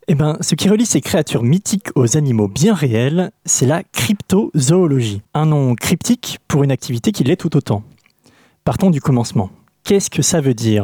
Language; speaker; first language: French; native; French